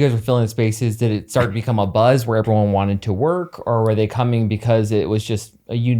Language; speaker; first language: English; native; English